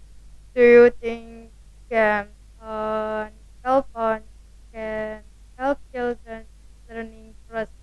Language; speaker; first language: English; non-native, learner; Indonesian